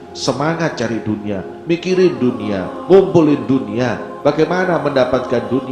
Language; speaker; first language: Indonesian; native; Indonesian